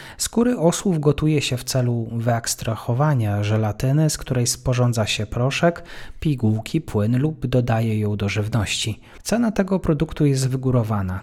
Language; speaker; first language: Polish; native; Polish